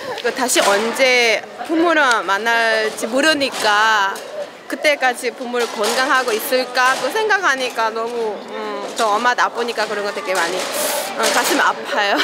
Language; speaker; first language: Korean; non-native, learner; Spanish